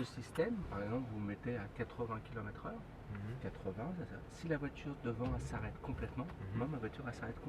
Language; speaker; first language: French; native; French